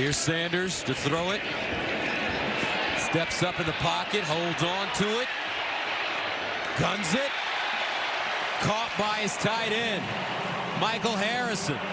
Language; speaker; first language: English; native; English